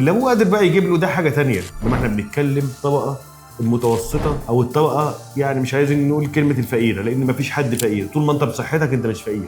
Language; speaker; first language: Arabic; native; Arabic